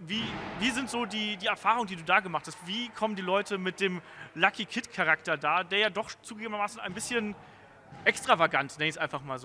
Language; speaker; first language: German; native; German